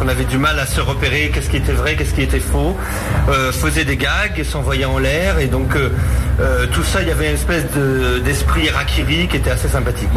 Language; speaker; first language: French; native; French